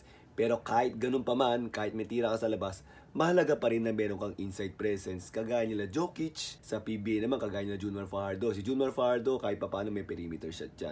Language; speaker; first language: Filipino; native; Filipino